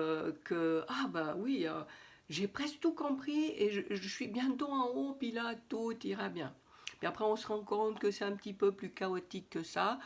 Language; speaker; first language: French; native; French